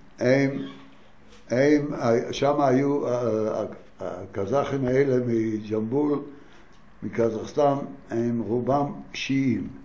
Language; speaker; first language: Hebrew; non-native, fluent; Yiddish